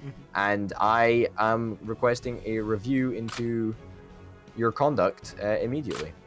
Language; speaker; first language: English; native; English